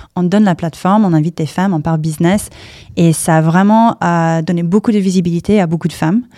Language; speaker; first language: French; non-native, fluent; English